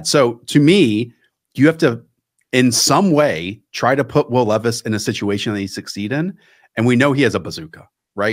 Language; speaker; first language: English; native; English